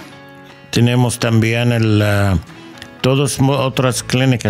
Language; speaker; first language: Spanish; non-native, learner; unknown